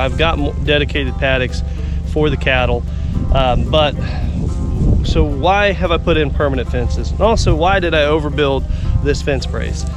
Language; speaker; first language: English; native; English